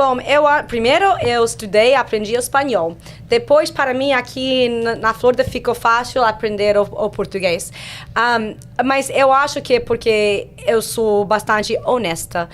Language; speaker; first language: Portuguese; non-native, fluent; English